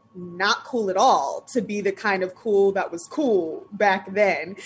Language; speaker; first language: English; native; English